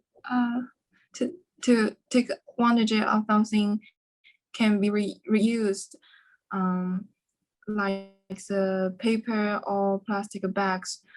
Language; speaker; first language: English; non-native, learner; Chinese